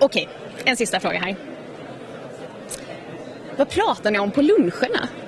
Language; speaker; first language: Swedish; native; Swedish